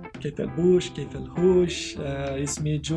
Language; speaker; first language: Arabic; non-native, learner; Portuguese